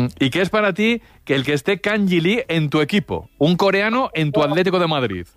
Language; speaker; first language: Spanish; native; Spanish